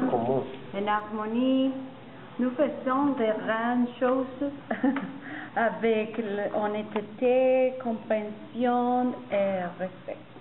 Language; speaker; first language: French; non-native, learner; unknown